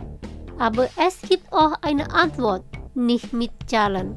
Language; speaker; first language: German; non-native, fluent; Indonesian